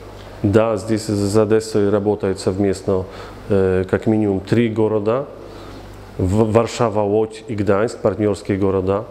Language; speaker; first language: Russian; non-native, fluent; Polish